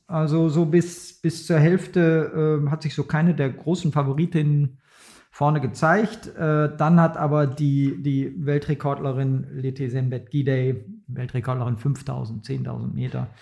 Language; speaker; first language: German; native; German